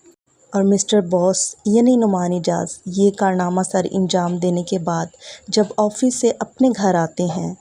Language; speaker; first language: Urdu; native; Urdu